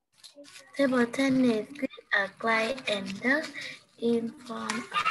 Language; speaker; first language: English; non-native, learner; Vietnamese